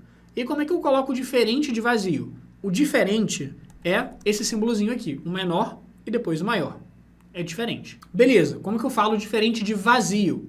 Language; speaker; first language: Portuguese; native; Portuguese